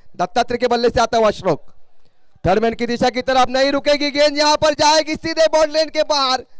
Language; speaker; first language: Hindi; non-native, local second language; Marathi